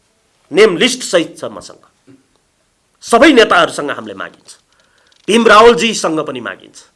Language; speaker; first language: Nepali; native; Nepali